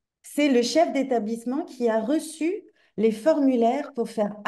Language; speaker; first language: French; native; French